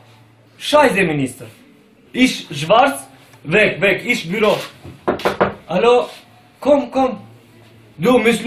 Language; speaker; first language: German; non-native, learner; Albanian